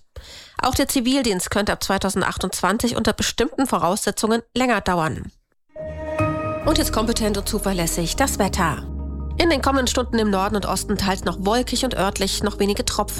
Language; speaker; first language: German; native; German